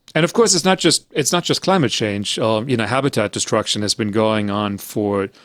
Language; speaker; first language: English; early bilingual, other home language; German